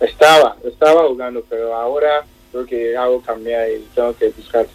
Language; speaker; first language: Spanish; non-native, learner; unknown